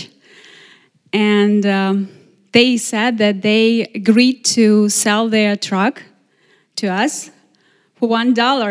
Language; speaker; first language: English; non-native, fluent; Ukrainian